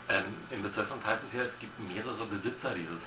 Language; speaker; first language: German; native; German